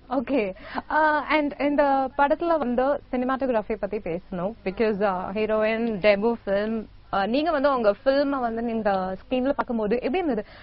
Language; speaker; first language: Tamil; native; Tamil